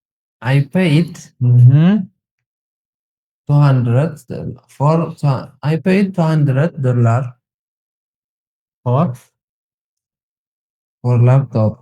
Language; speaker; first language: English; non-native, learner; Tigrinya